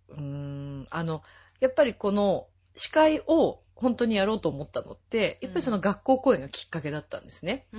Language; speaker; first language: Japanese; native; Japanese